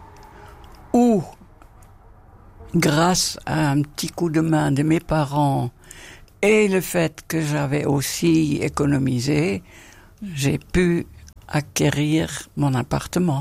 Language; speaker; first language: French; non-native, fluent; Dutch